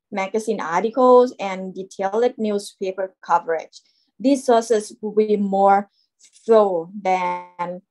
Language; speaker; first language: English; non-native, fluent; Thai